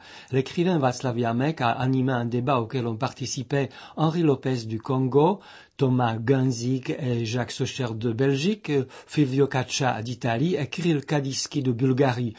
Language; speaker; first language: French; non-native, fluent; Czech